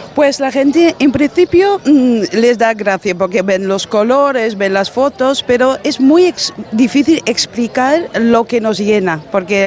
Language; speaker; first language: Spanish; non-native, fluent; Dutch